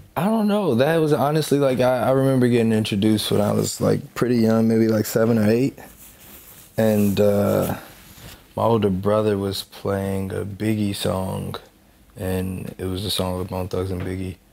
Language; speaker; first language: English; native; English